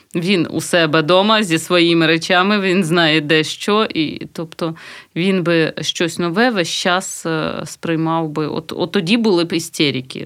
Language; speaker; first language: Ukrainian; native; Ukrainian